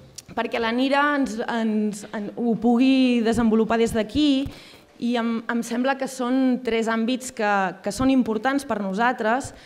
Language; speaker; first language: Catalan; native; Catalan